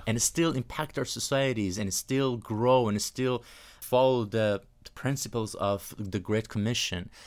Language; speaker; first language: English; non-native, fluent; Persian